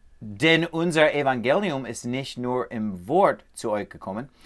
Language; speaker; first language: German; non-native, learner; English